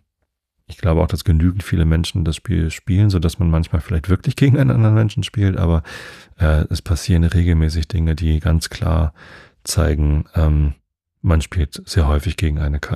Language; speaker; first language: German; native; German